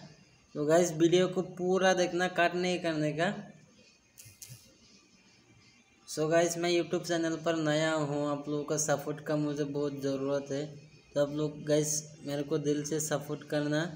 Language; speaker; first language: Hindi; non-native, local second language; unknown